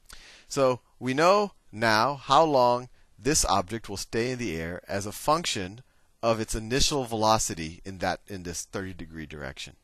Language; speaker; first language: English; native; English